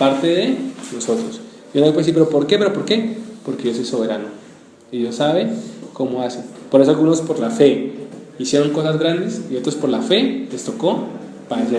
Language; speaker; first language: Spanish; native; Spanish